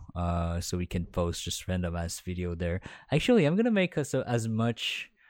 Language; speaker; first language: English; non-native, fluent; French